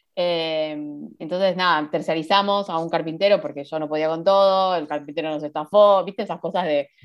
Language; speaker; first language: Spanish; native; Spanish